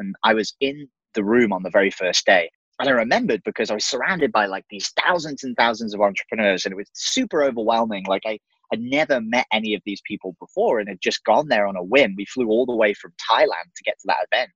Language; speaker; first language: English; native; English